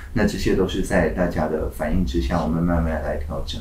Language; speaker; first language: Chinese; native; Chinese